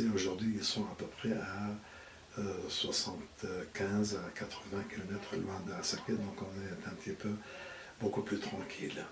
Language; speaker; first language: French; non-native, fluent; Arabic